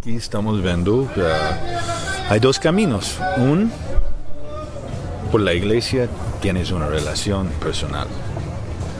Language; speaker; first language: Spanish; non-native, learner; English